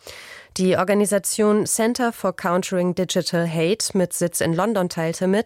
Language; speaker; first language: German; native; German